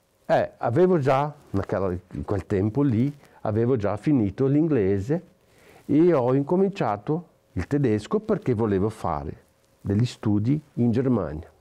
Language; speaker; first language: Italian; non-native, fluent; Portuguese